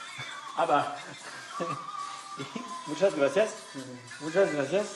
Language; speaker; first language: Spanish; non-native, learner; French